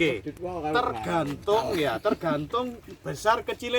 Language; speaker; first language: Indonesian; non-native, local second language; Javanese